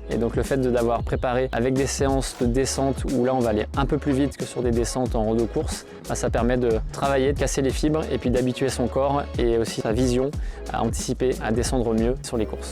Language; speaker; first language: French; native; French